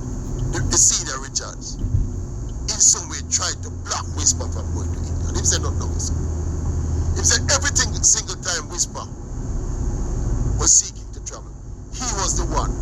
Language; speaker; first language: English; non-native, local second language; Jamaican Creole English